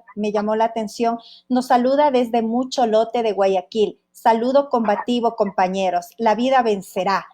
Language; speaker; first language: Spanish; native; Spanish